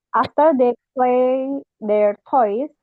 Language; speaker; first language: English; non-native, learner; Indonesian